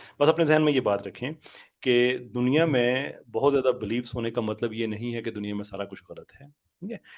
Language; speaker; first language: Urdu; native; Urdu